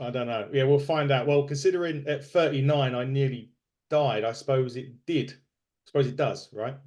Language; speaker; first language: English; native; English